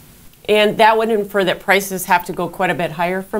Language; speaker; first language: English; native; English